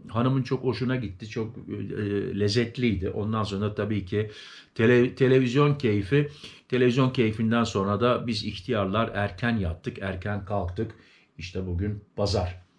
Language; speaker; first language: Turkish; early bilingual, heritage; Turkish